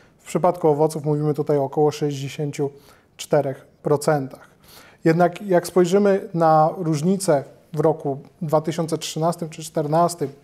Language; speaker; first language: Polish; native; Polish